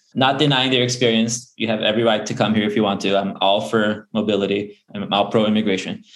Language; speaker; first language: English; early bilingual, other home language; Portuguese